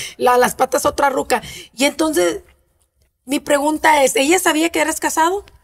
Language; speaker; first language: Spanish; native; Spanish